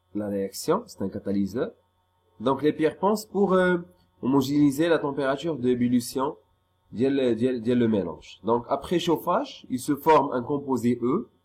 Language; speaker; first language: French; non-native, local second language; Arabic